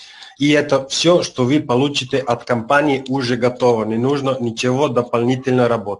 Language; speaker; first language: Russian; non-native, learner; Serbian